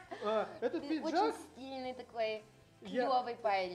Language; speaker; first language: Russian; non-native, learner; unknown